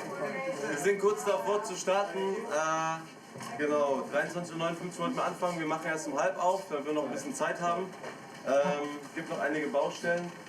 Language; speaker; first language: German; native; German